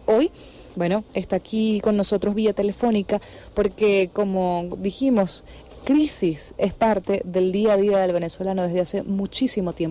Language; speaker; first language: Spanish; native; Spanish